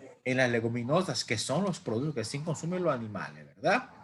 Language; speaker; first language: Spanish; native; Spanish